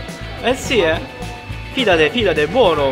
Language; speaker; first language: Italian; non-native, learner; Korean